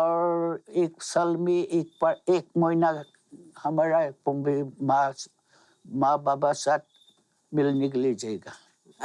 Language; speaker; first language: Hindi; non-native, local second language; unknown